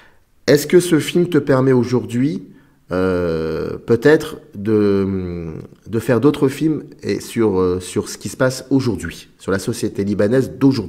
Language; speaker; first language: French; native; French